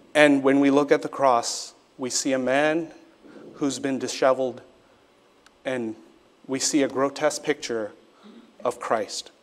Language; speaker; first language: English; native; English